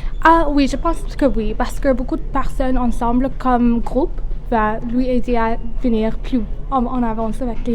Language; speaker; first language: French; non-native, learner; English